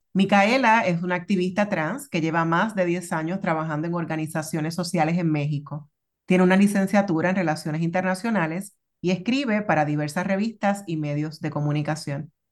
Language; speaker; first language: Spanish; native; Spanish